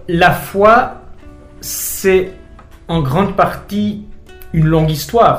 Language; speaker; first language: French; native; French